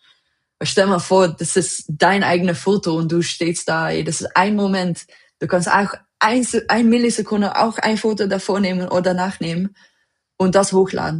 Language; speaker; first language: German; non-native, fluent; Dutch